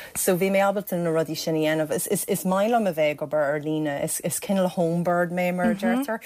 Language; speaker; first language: Irish; non-native, local second language; English